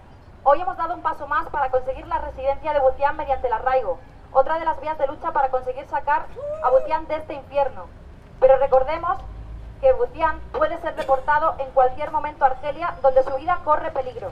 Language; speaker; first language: Spanish; native; Spanish